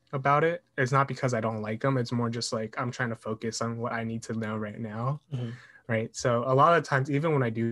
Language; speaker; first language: English; native; English